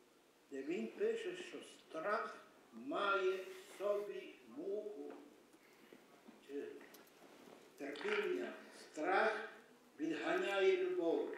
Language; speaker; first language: Ukrainian; early bilingual, heritage; Ukrainian